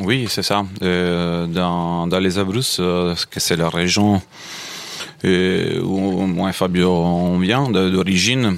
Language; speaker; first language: French; non-native, fluent; Italian